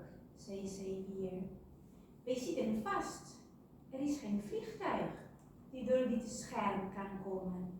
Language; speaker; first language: Dutch; non-native, fluent; Spanish